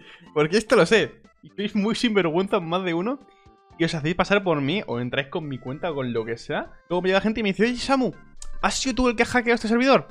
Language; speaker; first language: Spanish; native; Spanish